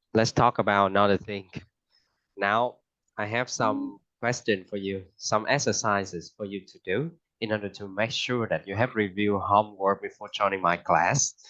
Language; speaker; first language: English; non-native, fluent; Vietnamese